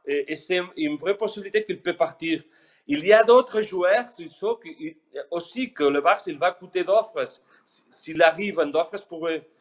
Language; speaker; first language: French; non-native, fluent; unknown